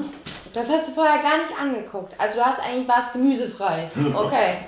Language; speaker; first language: German; native; German